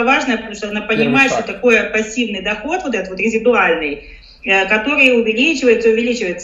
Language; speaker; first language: Russian; native; Russian